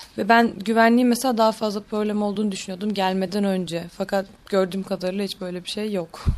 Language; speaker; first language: Turkish; native; Turkish